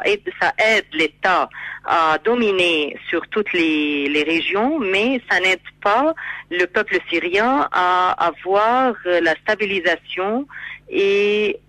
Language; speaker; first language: French; non-native, fluent; Arabic